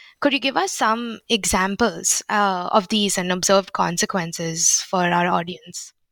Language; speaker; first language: English; non-native, local second language; Hindi